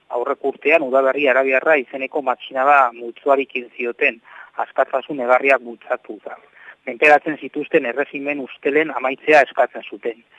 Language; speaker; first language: Basque; native; Basque